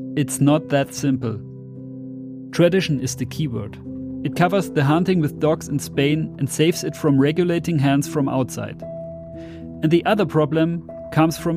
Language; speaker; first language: English; non-native, fluent; German